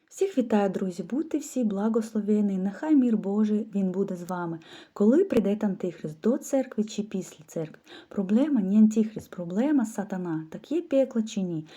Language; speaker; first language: Ukrainian; non-native, local second language; Russian